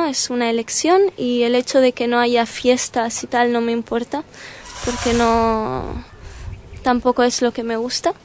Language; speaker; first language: Spanish; early bilingual, heritage; Spanish